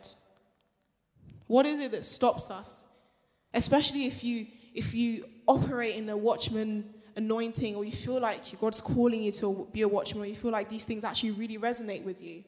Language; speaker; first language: English; native; English